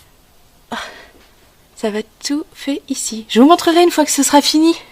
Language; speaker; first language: French; native; French